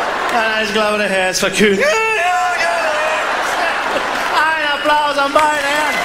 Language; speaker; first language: German; non-native, fluent; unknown